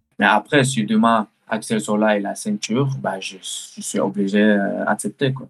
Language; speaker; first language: French; early bilingual, other home language; Chechen